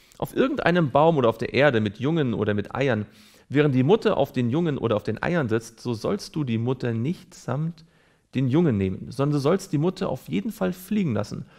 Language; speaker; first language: German; native; German